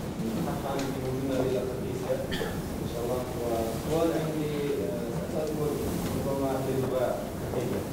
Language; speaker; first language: Arabic; non-native, learner; Kyrgyz